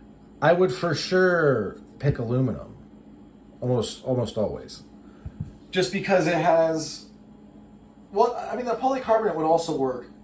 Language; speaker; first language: English; native; English